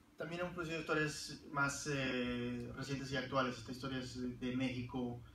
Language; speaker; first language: Spanish; early bilingual, heritage; Spanish